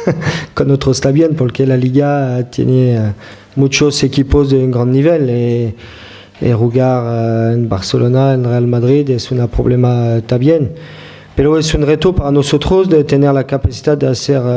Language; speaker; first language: Spanish; non-native, fluent; French